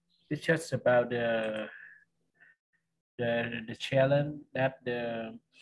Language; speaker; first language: English; non-native, learner; Vietnamese